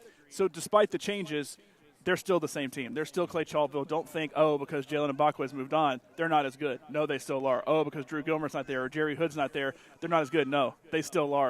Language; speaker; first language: English; native; English